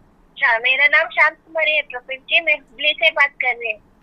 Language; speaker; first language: Hindi; non-native, local second language; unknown